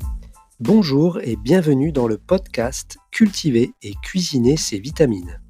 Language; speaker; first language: French; native; French